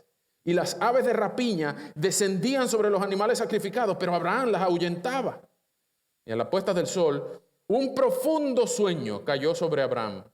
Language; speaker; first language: Spanish; native; Spanish